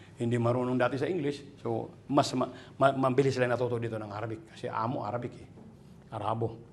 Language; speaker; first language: Filipino; non-native, local second language; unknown